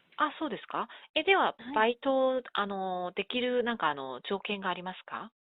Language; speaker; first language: Japanese; non-native, fluent; Korean